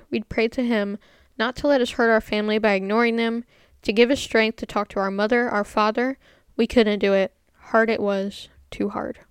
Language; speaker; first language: English; native; English